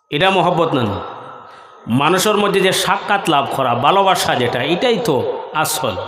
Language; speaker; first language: Bangla; non-native, local second language; Sylheti